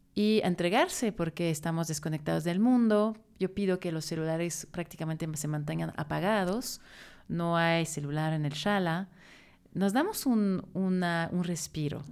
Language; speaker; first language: Spanish; non-native, fluent; French